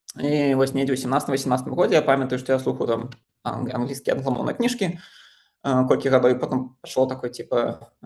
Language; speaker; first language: Belarusian; non-native, local second language; Russian